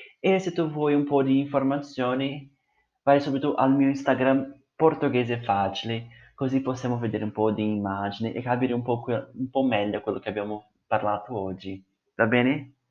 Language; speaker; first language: Italian; non-native, fluent; Portuguese